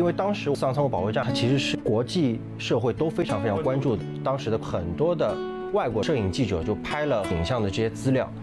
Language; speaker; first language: Chinese; native; Chinese